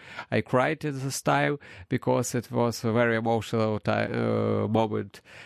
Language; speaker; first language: English; non-native, learner; Ukrainian